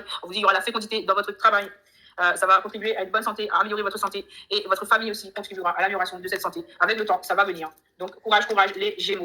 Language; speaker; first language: French; native; French